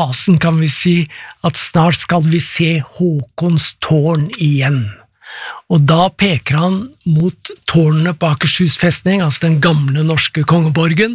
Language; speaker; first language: Norwegian; native; Norwegian